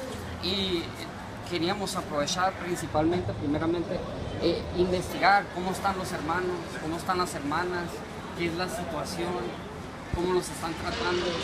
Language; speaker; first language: Spanish; early bilingual, heritage; Spanish